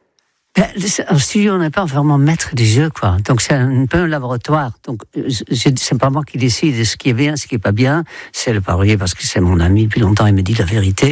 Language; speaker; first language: French; non-native, fluent; Dutch